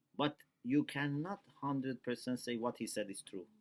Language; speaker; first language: English; non-native, fluent; Persian